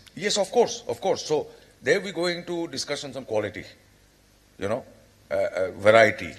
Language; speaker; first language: English; non-native, local second language; Bangla